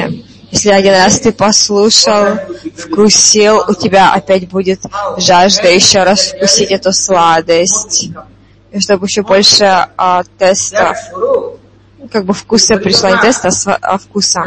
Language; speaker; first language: Russian; non-native, fluent; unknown